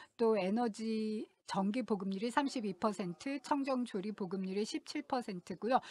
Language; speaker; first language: Korean; non-native, fluent; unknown